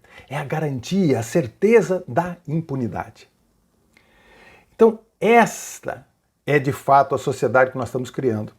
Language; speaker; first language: Portuguese; native; Portuguese